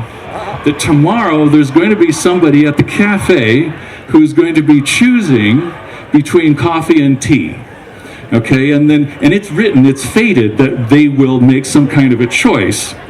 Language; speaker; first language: English; native; English